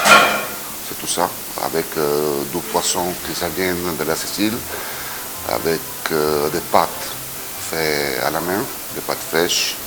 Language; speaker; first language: French; non-native, fluent; Italian